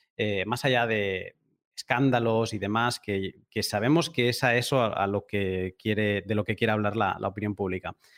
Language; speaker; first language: Spanish; native; Spanish